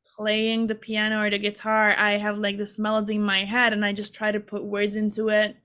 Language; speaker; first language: English; non-native, fluent; Hungarian